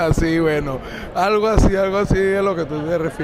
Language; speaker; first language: Spanish; native; Spanish